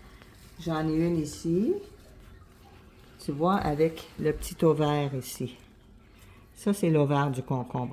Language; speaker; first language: French; native; French